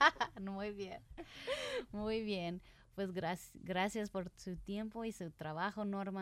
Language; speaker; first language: Spanish; early bilingual, heritage; Spanish